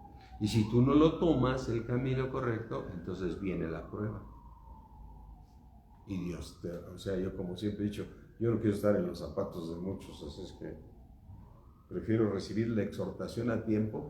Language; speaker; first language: Spanish; native; Spanish